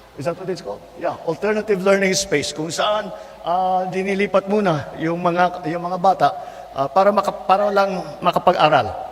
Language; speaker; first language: Filipino; native; Filipino